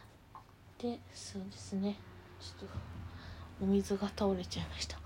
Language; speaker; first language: Japanese; native; Japanese